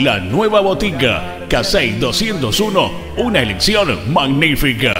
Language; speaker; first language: Spanish; native; Spanish